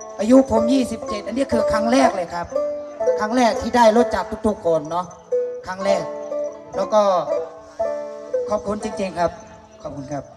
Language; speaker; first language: Thai; non-native, fluent; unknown